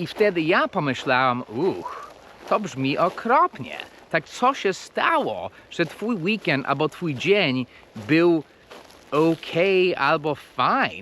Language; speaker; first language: Polish; non-native, fluent; English